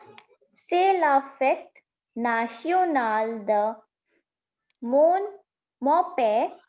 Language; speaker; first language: French; non-native, learner; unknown